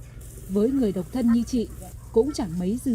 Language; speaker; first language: Vietnamese; native; Vietnamese